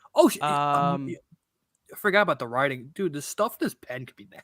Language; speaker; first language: English; native; English